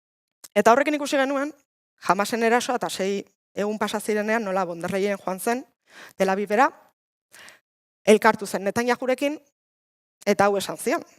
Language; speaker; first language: Basque; native; Basque